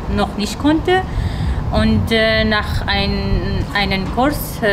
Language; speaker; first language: German; non-native, learner; Arabic